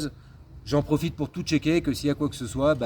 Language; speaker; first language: French; native; French